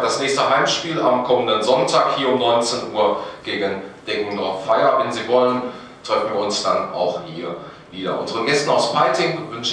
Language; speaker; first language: German; native; German